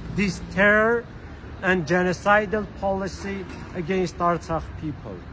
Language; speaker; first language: English; non-native, fluent; Armenian